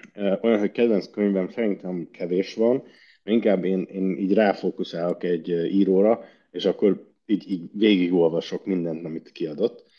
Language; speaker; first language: Hungarian; early bilingual, heritage; Hungarian